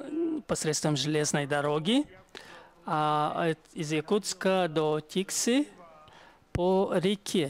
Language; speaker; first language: Russian; non-native, fluent; Chinese